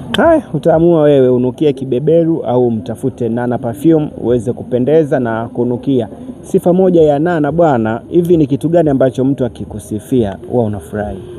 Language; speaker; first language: Swahili; native; Swahili